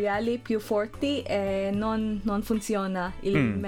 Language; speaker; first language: Italian; non-native, learner; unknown